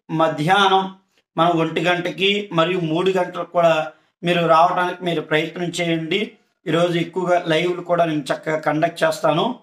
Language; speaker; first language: Telugu; native; Telugu